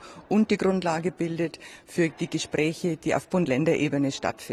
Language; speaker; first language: German; native; German